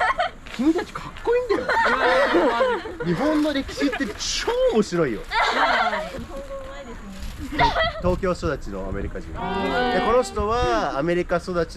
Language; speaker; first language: Japanese; early bilingual, other home language; English